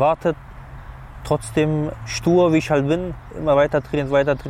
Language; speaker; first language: German; native; German